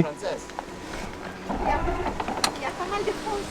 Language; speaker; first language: French; non-native, fluent; Albanian